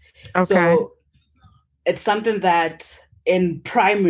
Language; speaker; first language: English; non-native, local second language; Northern Sotho